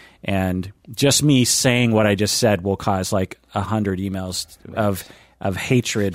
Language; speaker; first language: English; native; English